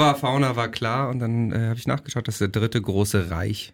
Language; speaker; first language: German; native; German